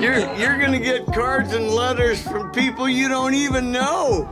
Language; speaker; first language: English; native; English